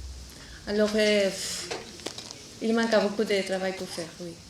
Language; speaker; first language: French; non-native, learner; Spanish